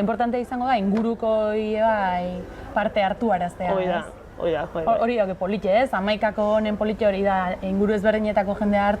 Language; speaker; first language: Basque; native; Basque